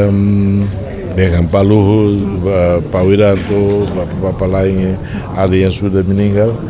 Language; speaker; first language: Indonesian; non-native, fluent; Tetum